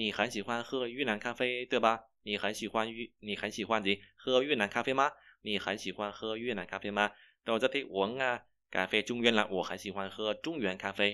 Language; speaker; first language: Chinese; non-native, fluent; Vietnamese